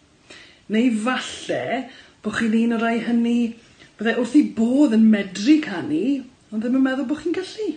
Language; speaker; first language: Welsh; native; Welsh